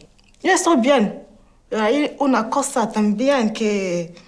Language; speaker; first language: Spanish; non-native, learner; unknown